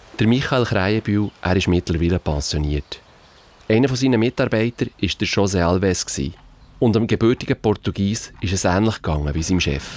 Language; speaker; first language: German; native; German